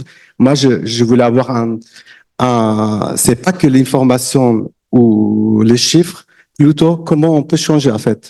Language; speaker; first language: French; non-native, learner; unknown